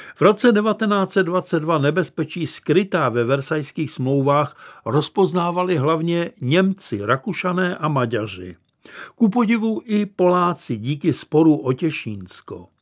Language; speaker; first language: Czech; native; Czech